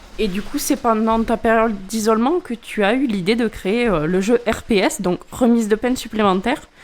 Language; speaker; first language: French; native; French